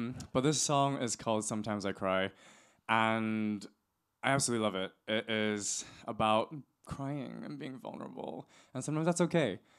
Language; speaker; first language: English; non-native, local second language; Cantonese